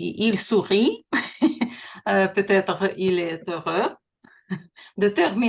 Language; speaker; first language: French; non-native, learner; Russian